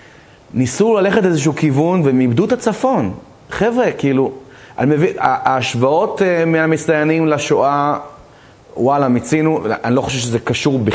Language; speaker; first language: Hebrew; native; Hebrew